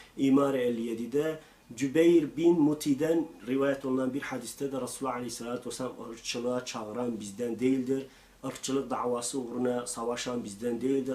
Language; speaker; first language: Turkish; non-native, local second language; Kurdish